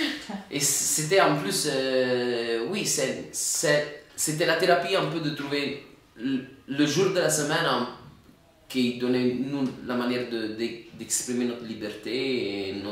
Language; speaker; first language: French; non-native, fluent; Italian